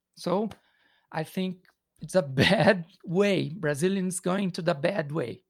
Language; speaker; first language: English; non-native, learner; Portuguese